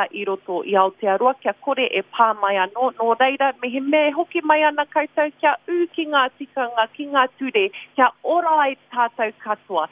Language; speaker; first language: Māori; non-native, local second language; English